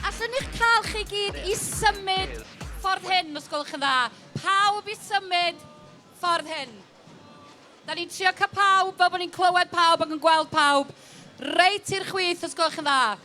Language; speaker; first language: Welsh; native; Welsh